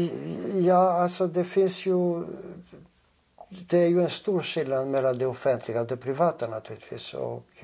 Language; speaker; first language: Swedish; non-native, fluent; Greek